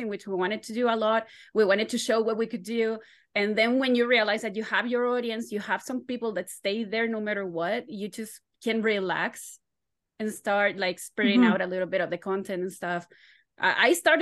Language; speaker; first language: English; non-native, fluent; Spanish